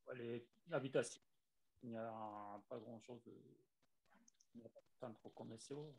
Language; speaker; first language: French; non-native, learner; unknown